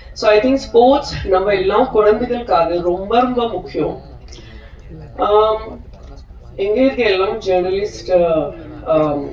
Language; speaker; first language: Tamil; non-native, fluent; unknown